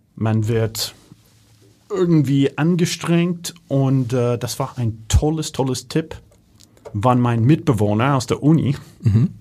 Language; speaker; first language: German; non-native, fluent; English